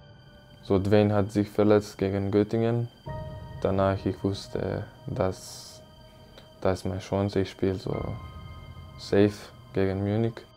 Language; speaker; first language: German; non-native, fluent; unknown